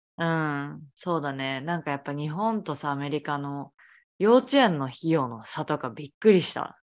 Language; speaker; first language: Japanese; native; Japanese